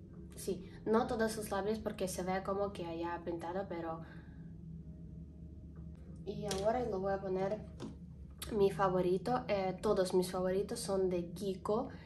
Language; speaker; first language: Spanish; non-native, learner; Ukrainian